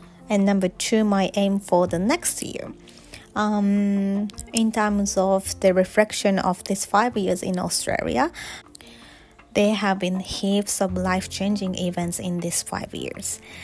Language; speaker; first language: English; non-native, fluent; Japanese